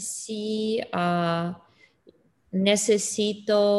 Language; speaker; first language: Spanish; non-native, learner; English